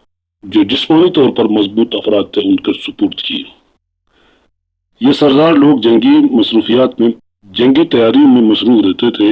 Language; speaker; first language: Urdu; non-native, local second language; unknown